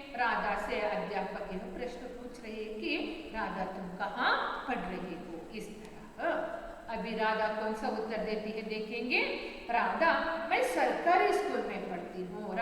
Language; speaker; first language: Hindi; non-native, local second language; Kannada